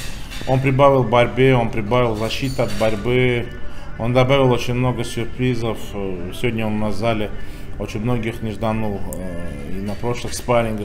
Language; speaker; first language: Russian; native; Russian